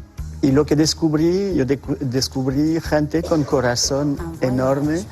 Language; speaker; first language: Spanish; non-native, fluent; French